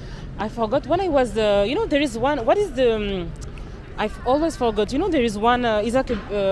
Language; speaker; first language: English; non-native, learner; French